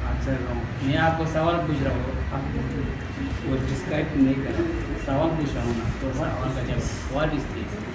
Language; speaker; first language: Hindi; non-native, local second language; Tibetan